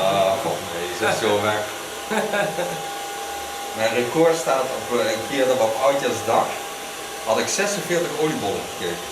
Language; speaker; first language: Dutch; native; Dutch